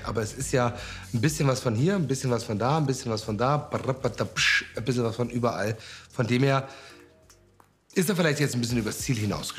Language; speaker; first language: German; native; German